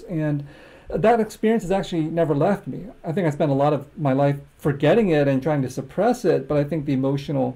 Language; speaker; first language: English; native; English